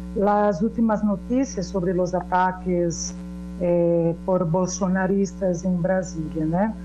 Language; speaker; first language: Spanish; non-native, learner; Portuguese